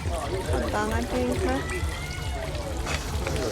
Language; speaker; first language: Polish; non-native, learner; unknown